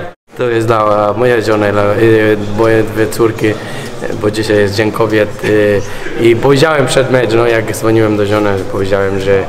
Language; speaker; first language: Polish; non-native, learner; Spanish